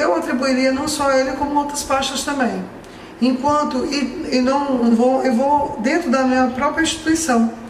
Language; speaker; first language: Portuguese; native; Portuguese